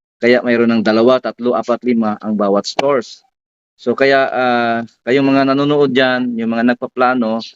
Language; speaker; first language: Filipino; native; Filipino